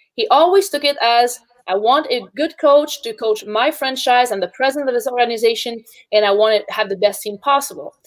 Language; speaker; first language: English; native; English